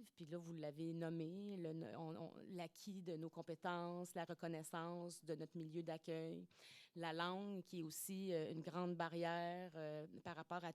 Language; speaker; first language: French; native; French